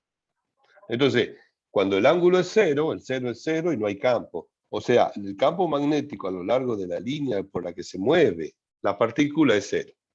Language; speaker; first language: Spanish; native; Spanish